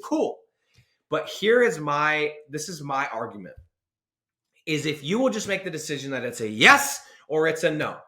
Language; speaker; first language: English; native; English